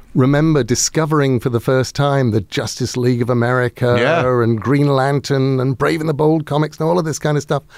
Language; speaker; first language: English; native; English